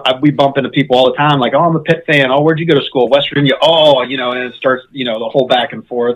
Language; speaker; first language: English; native; English